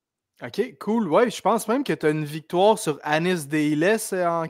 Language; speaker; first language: French; native; French